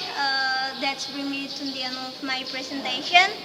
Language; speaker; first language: English; non-native, learner; Indonesian